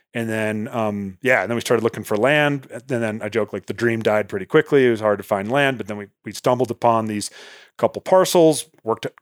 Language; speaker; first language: English; native; English